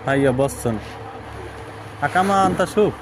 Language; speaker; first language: Arabic; non-native, learner; Bangla